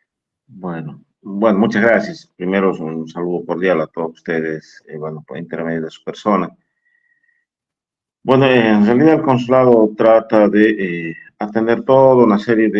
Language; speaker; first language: Spanish; native; Spanish